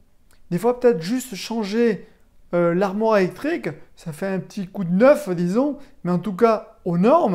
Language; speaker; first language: French; native; French